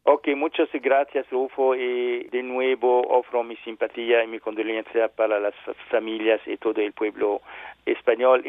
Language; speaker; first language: Spanish; non-native, learner; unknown